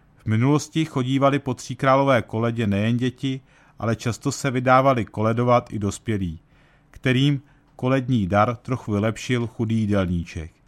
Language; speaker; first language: Czech; early bilingual, heritage; Czech